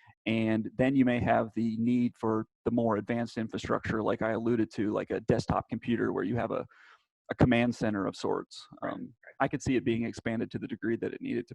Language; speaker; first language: English; native; English